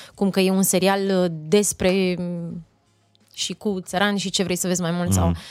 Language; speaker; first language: Romanian; native; Romanian